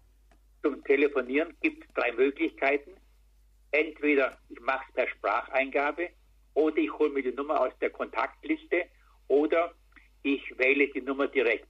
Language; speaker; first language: German; native; German